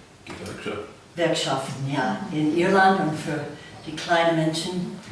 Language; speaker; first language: German; non-native, fluent; English